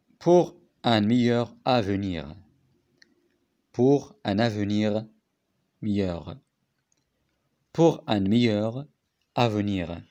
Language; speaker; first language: French; non-native, local second language; Arabic